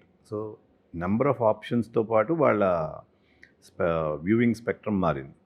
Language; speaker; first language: Telugu; native; Telugu